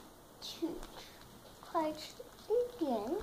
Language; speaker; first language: Chinese; early bilingual, heritage; Chinese